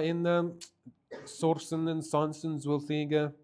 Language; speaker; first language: Mongolian; non-native, fluent; English